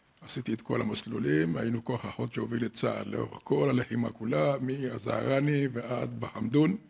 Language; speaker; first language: Hebrew; native; Hebrew